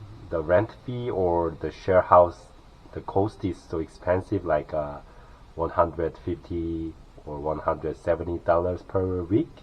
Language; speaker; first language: English; non-native, learner; Korean